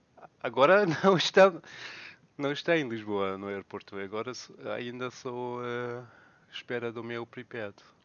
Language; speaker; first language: Portuguese; non-native, learner; German